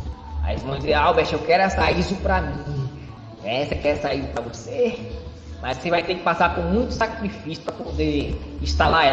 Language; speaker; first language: Portuguese; native; Portuguese